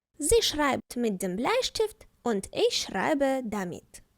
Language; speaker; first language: German; non-native, fluent; Ukrainian